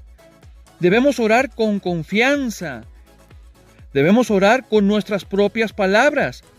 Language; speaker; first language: Spanish; native; Spanish